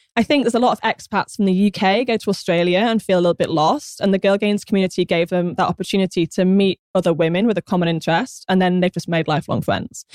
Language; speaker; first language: English; native; English